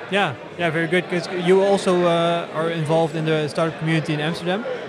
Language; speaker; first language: English; non-native, fluent; Dutch